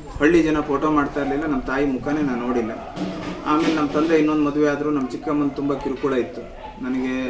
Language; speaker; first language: Kannada; native; Kannada